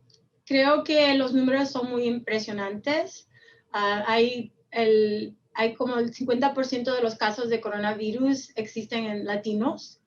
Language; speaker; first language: Spanish; early bilingual, heritage; Spanish